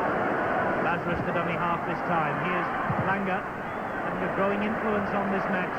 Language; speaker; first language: English; native; English